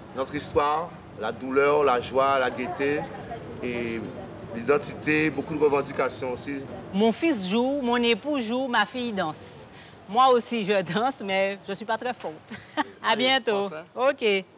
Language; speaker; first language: French; native; French